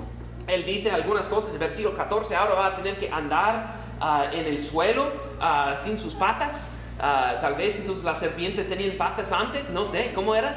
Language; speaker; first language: Spanish; non-native, fluent; English